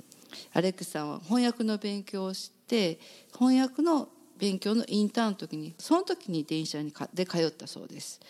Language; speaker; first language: Japanese; native; Japanese